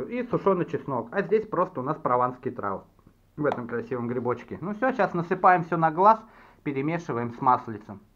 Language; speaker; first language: Russian; native; Russian